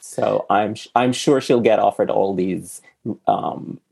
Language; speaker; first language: English; non-native, fluent; Arabic